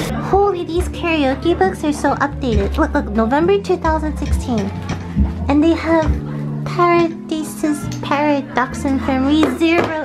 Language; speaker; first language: English; early bilingual, other home language; Korean